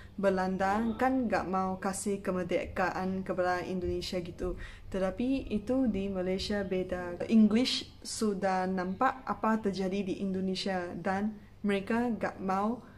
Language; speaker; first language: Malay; non-native, local second language; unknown